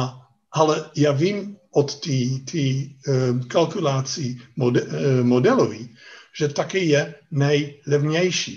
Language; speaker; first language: Czech; non-native, fluent; Dutch